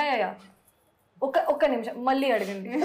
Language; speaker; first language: Telugu; non-native, fluent; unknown